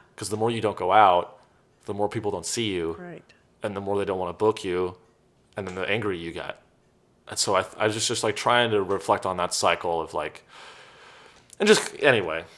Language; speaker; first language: English; native; English